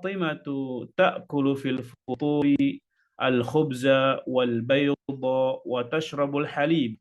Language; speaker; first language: Arabic; non-native, fluent; Indonesian